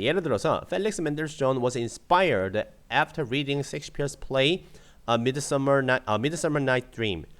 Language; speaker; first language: English; non-native, fluent; Korean